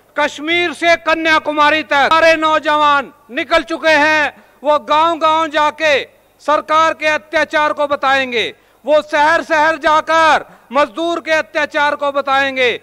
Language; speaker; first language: Hindi; native; Hindi